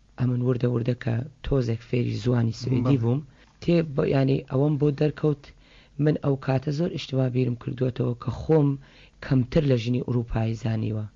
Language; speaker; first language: Central Kurdish; native; Central Kurdish